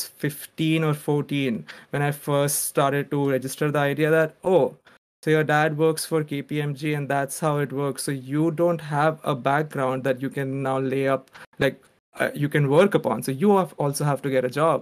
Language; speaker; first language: English; non-native, local second language; Gujarati